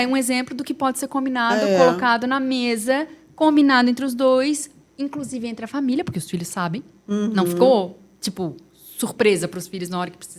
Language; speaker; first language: Portuguese; native; Portuguese